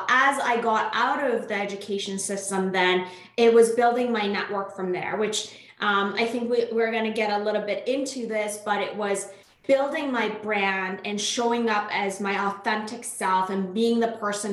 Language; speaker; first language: English; non-native, fluent; Persian